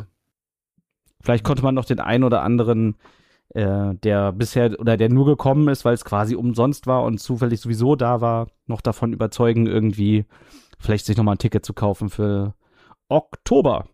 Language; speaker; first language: German; native; German